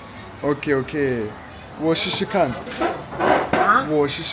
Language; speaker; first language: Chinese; non-native, learner; French